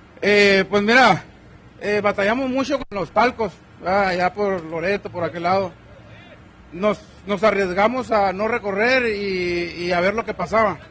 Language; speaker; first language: Spanish; native; Spanish